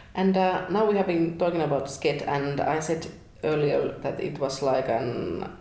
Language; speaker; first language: English; non-native, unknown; Finnish